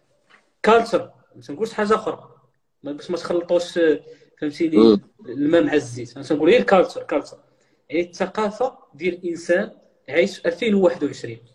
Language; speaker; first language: Arabic; native; Arabic